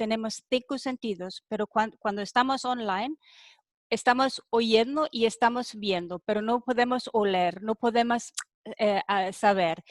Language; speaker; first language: Spanish; non-native, fluent; German